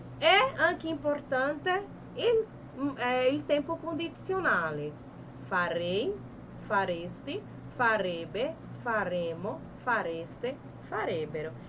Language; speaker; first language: Italian; non-native, fluent; Portuguese